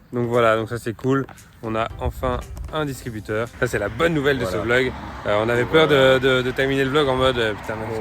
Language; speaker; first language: French; native; French